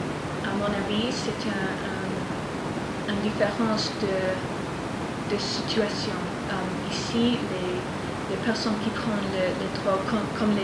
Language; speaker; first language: French; non-native, learner; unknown